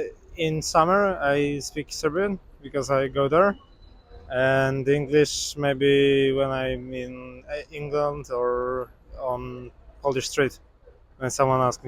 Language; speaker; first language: English; non-native, fluent; Polish